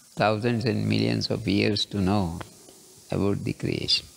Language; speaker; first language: English; non-native, local second language; Kannada